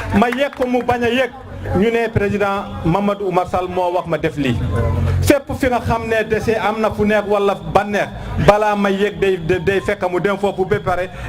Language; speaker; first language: Wolof; non-native, local second language; Fula